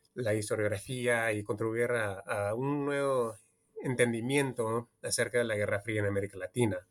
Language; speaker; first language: Spanish; early bilingual, heritage; Spanish